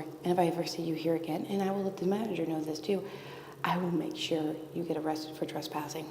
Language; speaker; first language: English; native; English